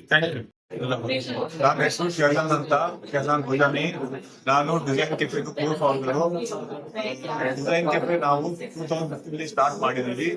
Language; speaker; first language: Kannada; non-native, local second language; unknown